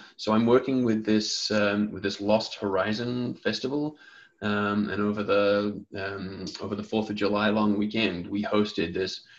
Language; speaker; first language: English; native; English